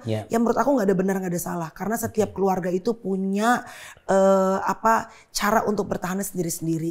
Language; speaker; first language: Indonesian; native; Indonesian